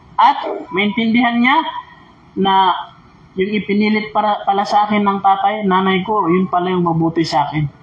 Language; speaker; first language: Filipino; non-native, local second language; Maranao